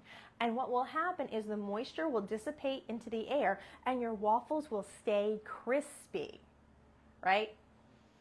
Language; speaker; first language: English; native; English